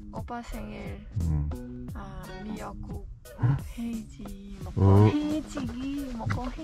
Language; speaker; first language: Korean; non-native, learner; Thai